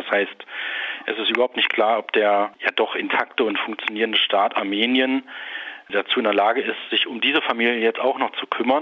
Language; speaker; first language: German; native; German